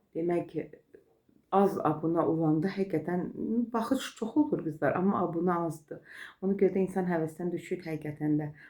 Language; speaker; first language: Azerbaijani; native; Azerbaijani